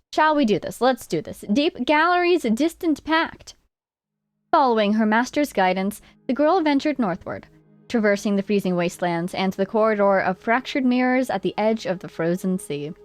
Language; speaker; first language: English; native; English